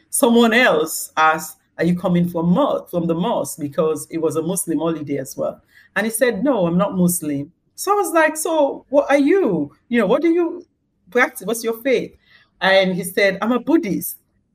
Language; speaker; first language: English; non-native, local second language; Krio